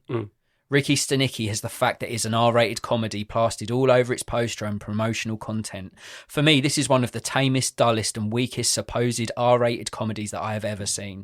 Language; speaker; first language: English; native; English